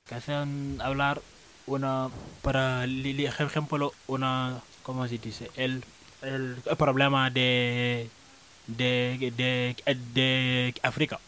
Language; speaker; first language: Spanish; non-native, learner; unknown